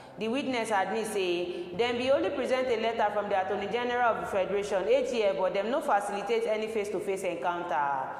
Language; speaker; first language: Nigerian Pidgin; non-native, local second language; Yoruba